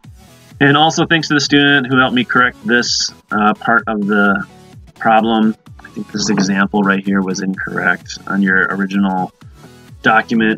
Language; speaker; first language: English; native; English